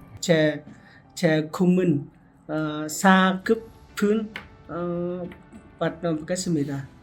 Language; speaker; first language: Korean; non-native, learner; Vietnamese